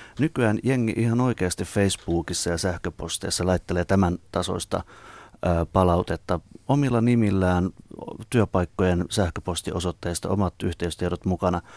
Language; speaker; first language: Finnish; native; Finnish